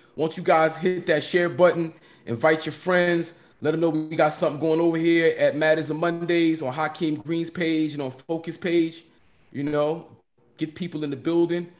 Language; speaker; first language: English; native; English